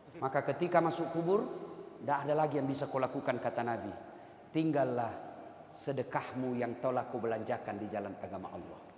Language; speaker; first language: Indonesian; non-native, local second language; Buginese